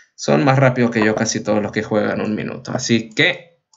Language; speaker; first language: Spanish; native; Spanish